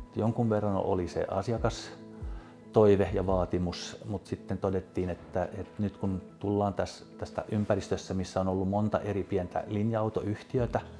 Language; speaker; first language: Finnish; non-native, local second language; Swedish